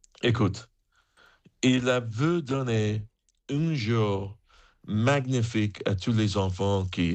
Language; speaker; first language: French; non-native, fluent; English